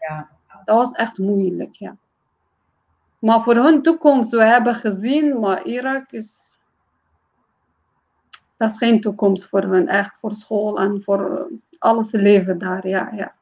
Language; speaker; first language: Dutch; non-native, learner; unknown